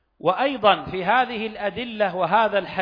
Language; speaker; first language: Arabic; non-native, fluent; Indonesian